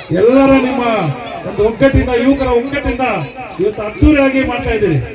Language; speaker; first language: Kannada; native; Kannada